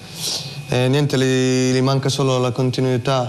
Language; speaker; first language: Italian; non-native, fluent; Slovenian